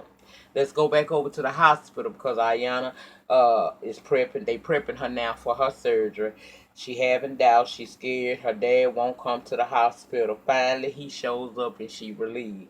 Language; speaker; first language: English; native; English